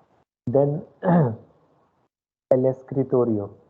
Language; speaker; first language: Spanish; non-native, fluent; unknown